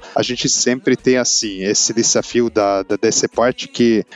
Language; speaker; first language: Portuguese; non-native, learner; Arabic